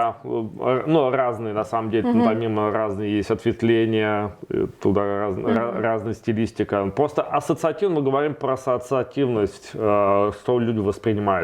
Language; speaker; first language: Russian; native; Russian